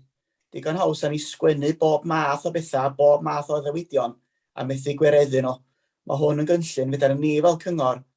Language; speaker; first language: Welsh; native; Welsh